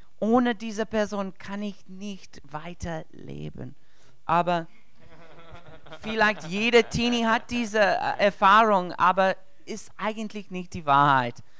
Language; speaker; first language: German; non-native, learner; English